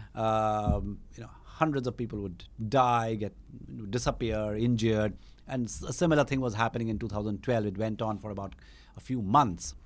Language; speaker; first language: English; non-native, local second language; Bangla